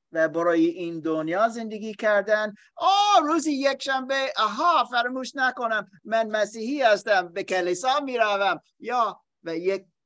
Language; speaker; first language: Persian; non-native, learner; German